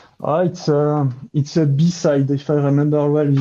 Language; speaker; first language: English; non-native, learner; French